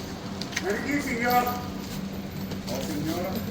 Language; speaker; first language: Spanish; non-native, learner; English